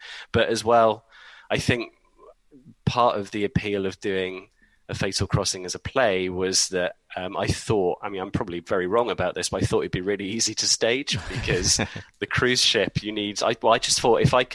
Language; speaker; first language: English; native; English